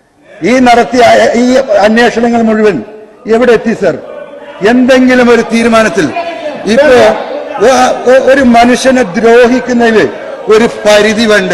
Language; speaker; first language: Malayalam; native; Malayalam